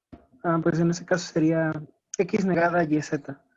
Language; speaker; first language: Spanish; native; Spanish